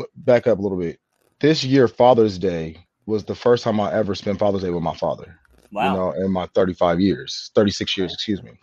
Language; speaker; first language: English; native; English